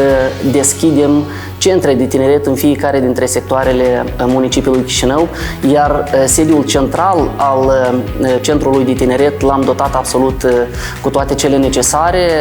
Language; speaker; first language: Romanian; native; Romanian